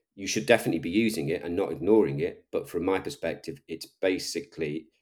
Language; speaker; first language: English; native; English